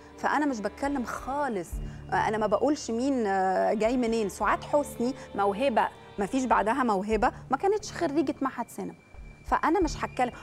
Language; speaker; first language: Arabic; native; Arabic